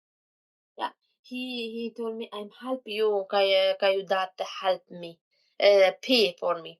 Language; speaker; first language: English; non-native, learner; Kurdish